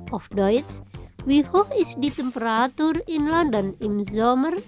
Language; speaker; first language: German; non-native, fluent; Indonesian